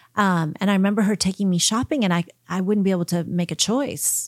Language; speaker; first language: English; early bilingual, heritage; English